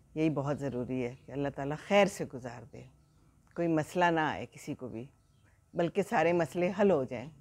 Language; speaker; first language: Urdu; native; Urdu